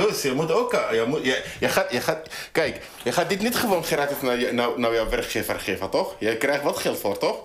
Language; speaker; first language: Dutch; non-native, fluent; Arabic